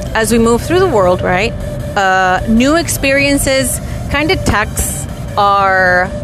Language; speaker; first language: English; early bilingual, other home language; Spanish